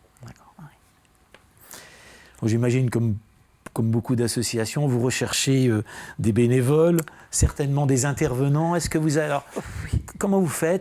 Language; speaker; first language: French; native; French